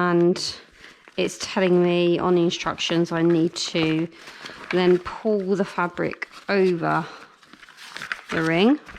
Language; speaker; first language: English; native; English